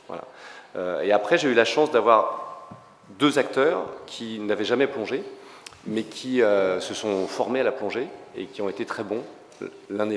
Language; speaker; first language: French; native; French